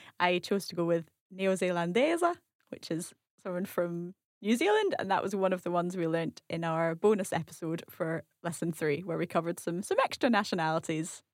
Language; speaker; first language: English; native; English